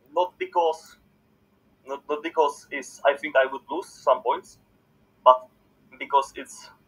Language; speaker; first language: English; non-native, fluent; Czech